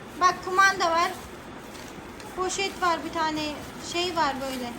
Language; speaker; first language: Turkish; non-native, fluent; Urdu